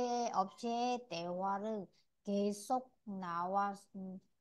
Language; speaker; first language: Korean; non-native, learner; Vietnamese